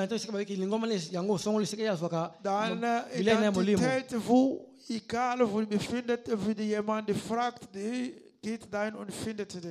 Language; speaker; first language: German; non-native, learner; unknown